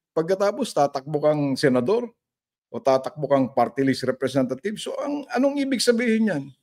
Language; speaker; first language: Filipino; non-native, local second language; Iloko